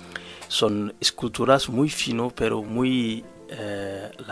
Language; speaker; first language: Spanish; non-native, learner; Wolof